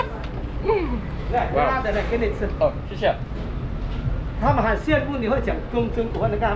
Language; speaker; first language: Chinese; non-native, fluent; English